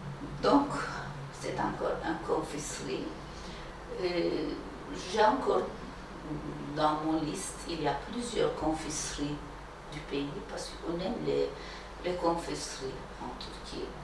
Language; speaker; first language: French; non-native, fluent; Turkish